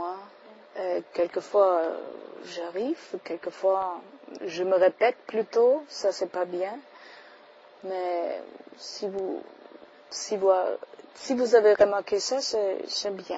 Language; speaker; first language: French; non-native, fluent; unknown